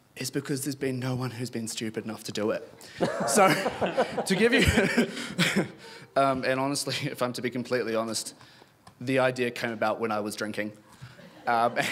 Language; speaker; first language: English; native; English